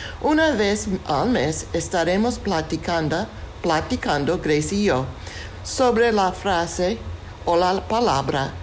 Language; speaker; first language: Spanish; non-native, fluent; English